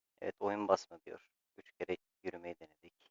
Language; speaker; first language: Turkish; native; Turkish